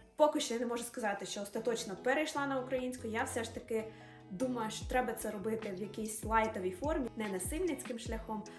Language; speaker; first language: Ukrainian; non-native, local second language; Russian